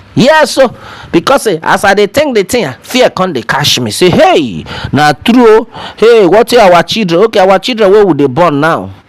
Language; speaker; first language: Nigerian Pidgin; non-native, local second language; Yoruba